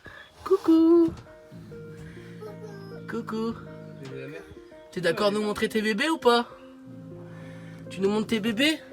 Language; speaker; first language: French; native; French